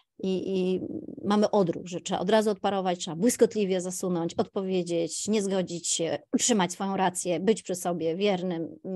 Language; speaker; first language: Polish; native; Polish